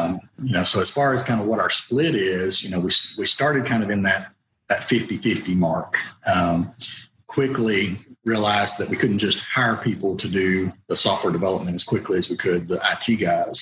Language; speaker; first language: English; native; English